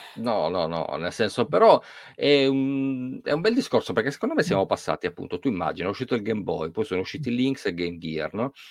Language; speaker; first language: Italian; native; Italian